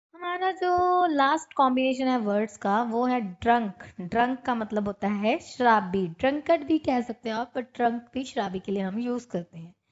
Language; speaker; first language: Hindi; non-native, local second language; Punjabi